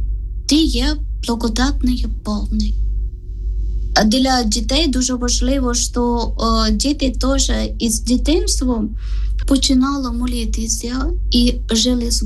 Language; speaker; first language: Ukrainian; non-native, learner; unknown